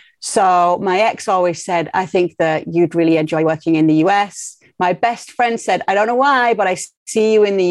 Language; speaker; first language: English; native; English